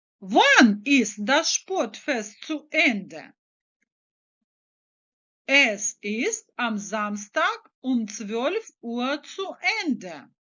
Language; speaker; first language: German; non-native, fluent; Ukrainian